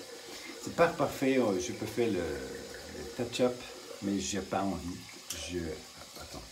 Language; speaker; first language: French; non-native, learner; English